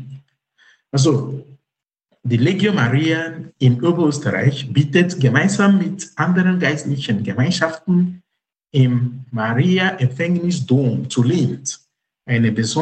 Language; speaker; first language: German; non-native, fluent; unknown